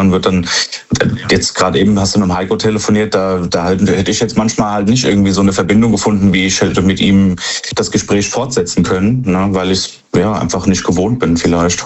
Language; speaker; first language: German; native; German